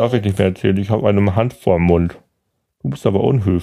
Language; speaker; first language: German; native; German